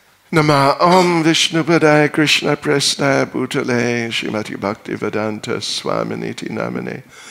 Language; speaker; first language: Russian; non-native, learner; English